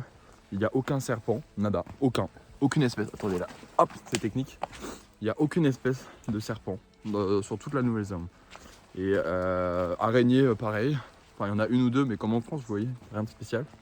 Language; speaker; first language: French; native; French